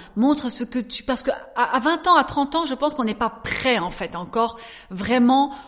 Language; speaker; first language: French; native; French